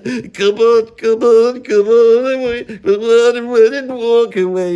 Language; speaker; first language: English; native; English